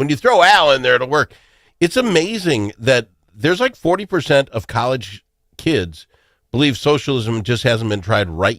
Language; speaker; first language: English; native; English